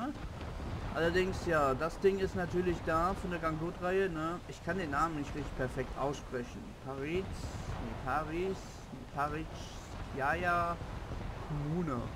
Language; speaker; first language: German; native; German